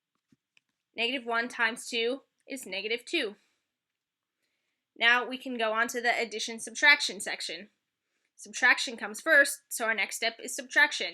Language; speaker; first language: English; native; English